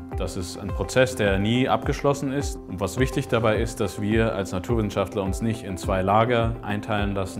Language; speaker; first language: German; native; German